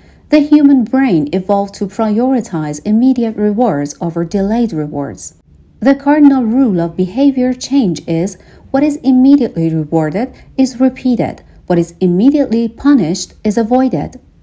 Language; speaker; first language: English; non-native, fluent; Persian